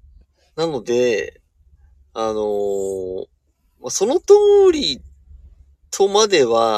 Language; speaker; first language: Japanese; native; Japanese